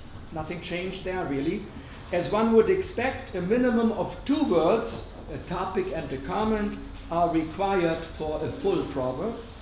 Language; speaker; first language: English; non-native, fluent; German